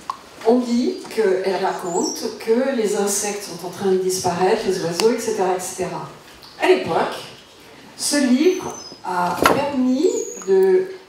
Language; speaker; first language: French; native; French